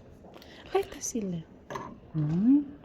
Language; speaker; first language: Finnish; non-native, learner; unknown